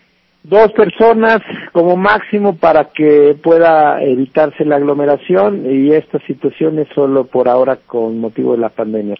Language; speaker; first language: Spanish; native; Spanish